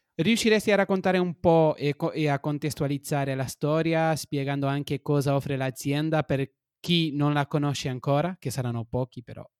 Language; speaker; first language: Italian; non-native, fluent; Portuguese